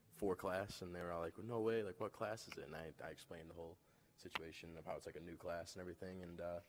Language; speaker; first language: English; native; English